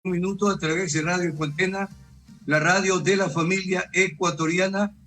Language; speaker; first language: Spanish; native; Spanish